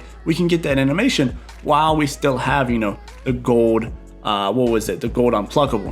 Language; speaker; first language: English; native; English